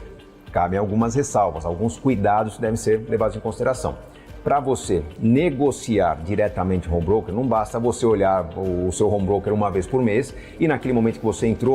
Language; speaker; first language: Portuguese; native; Portuguese